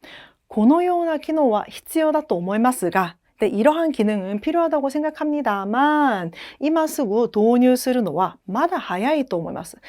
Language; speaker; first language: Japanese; non-native, fluent; Korean